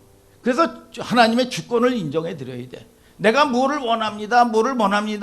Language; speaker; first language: Korean; native; Korean